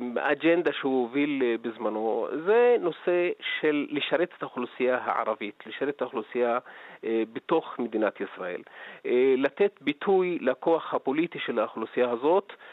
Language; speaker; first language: Hebrew; non-native, local second language; Arabic